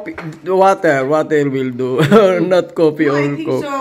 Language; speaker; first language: English; non-native, local second language; Filipino